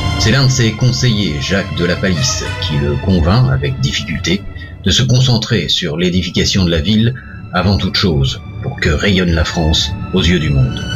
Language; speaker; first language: French; native; French